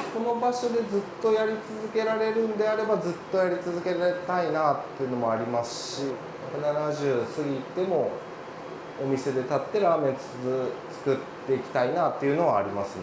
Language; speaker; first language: Japanese; native; Japanese